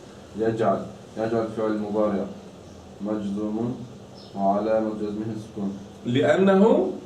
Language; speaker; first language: Arabic; non-native, learner; Chechen